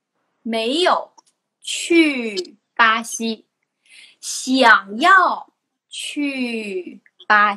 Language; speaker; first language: Chinese; non-native, learner; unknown